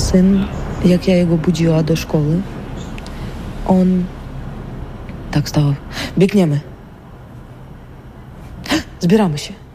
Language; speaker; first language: Polish; non-native, learner; Ukrainian